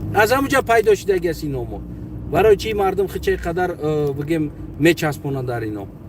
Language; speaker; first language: Tajik; native; Tajik